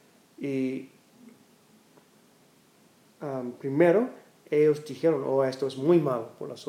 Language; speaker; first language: Spanish; non-native, learner; English